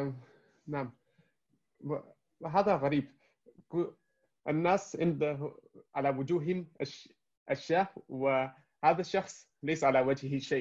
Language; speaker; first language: Arabic; non-native, learner; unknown